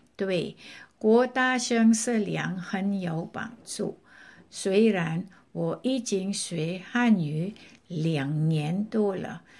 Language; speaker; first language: Chinese; non-native, learner; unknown